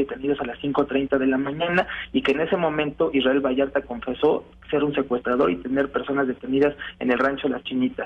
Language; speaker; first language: Spanish; native; Spanish